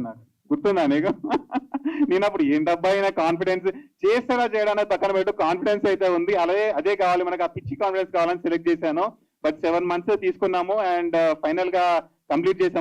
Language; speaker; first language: Telugu; native; Telugu